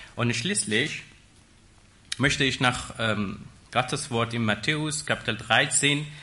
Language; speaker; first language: German; non-native, learner; Persian